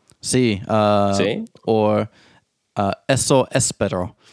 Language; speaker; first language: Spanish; non-native, learner; English